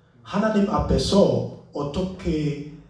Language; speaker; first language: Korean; non-native, learner; English